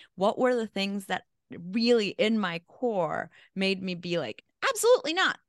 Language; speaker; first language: English; non-native, fluent; Spanish